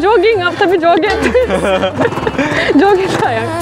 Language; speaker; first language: Indonesian; non-native, fluent; Turkish